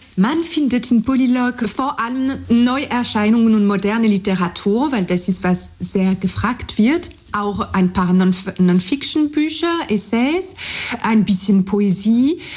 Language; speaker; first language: German; non-native, fluent; French